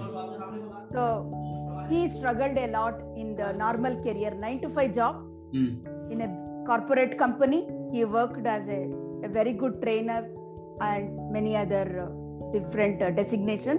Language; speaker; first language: English; non-native, local second language; Kannada